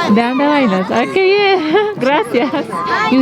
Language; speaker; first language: Spanish; non-native, learner; Polish